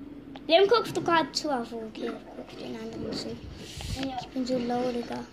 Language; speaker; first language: German; native; German